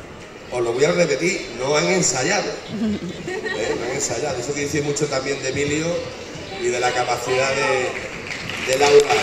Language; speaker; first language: Spanish; native; Spanish